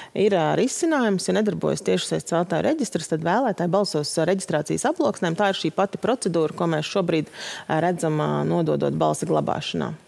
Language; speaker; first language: Latvian; native; Latvian